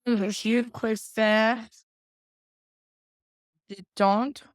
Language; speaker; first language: French; non-native, learner; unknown